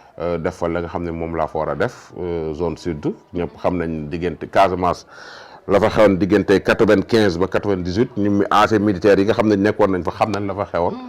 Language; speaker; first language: Wolof; native; Wolof